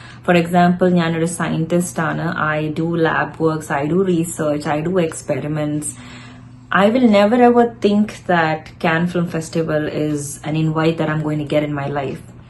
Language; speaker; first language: English; non-native, local second language; Malayalam